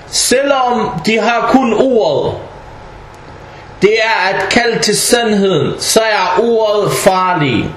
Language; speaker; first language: Danish; non-native, fluent; Arabic